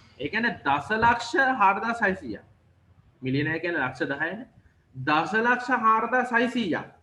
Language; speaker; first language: Sinhala; native; Sinhala